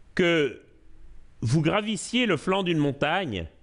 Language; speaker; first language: French; native; French